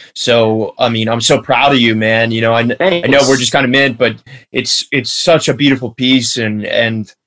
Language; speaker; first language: English; native; English